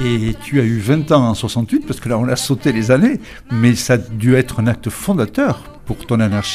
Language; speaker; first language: French; native; French